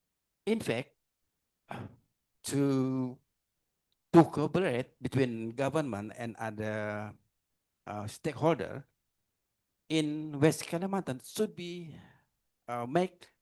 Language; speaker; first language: English; non-native, learner; Indonesian